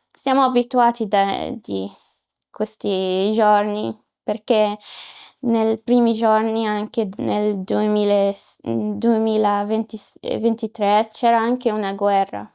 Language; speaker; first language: Italian; non-native, learner; Arabic